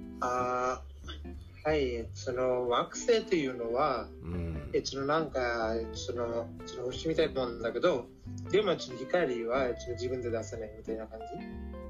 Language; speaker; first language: Japanese; non-native, learner; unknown